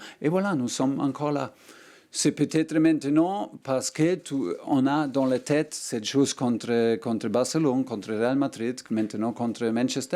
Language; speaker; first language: French; non-native, learner; German